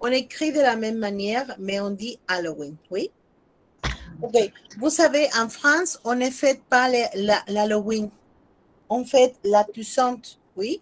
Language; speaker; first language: French; non-native, fluent; Spanish